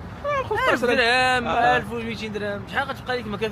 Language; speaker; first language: Arabic; native; Arabic